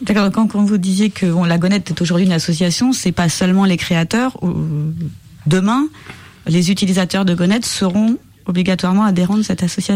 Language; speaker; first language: French; native; French